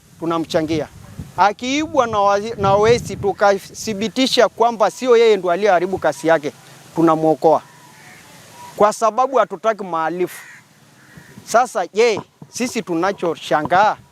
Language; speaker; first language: Swahili; non-native, local second language; Masai